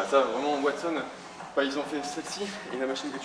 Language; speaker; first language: French; native; French